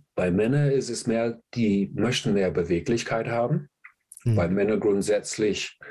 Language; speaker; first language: German; non-native, fluent; English